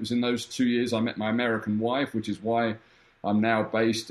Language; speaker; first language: English; native; English